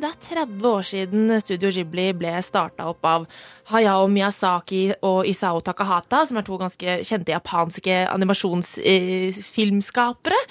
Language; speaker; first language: Norwegian; native; Norwegian